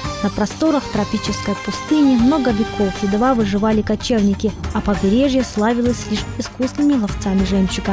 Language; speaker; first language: Russian; native; Russian